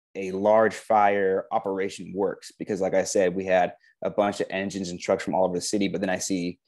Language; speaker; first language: English; native; English